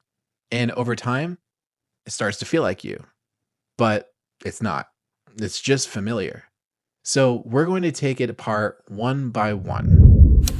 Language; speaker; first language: English; native; English